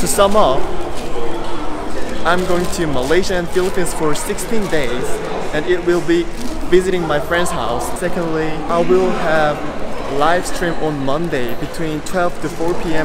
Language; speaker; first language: English; non-native, fluent; Korean